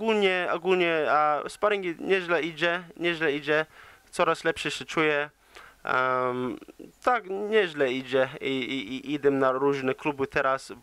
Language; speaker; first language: Polish; early bilingual, heritage; English